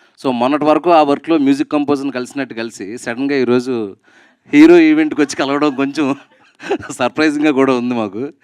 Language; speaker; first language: Telugu; native; Telugu